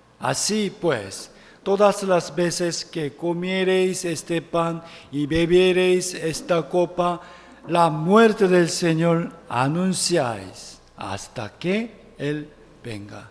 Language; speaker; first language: Spanish; non-native, fluent; Korean